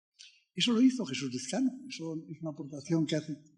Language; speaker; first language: Spanish; native; Spanish